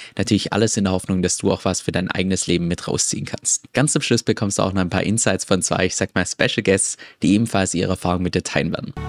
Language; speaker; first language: German; native; German